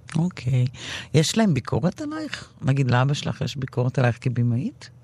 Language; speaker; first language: Hebrew; native; Hebrew